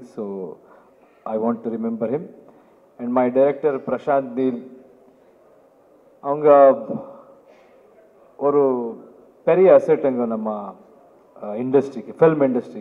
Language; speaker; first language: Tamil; non-native, learner; Kannada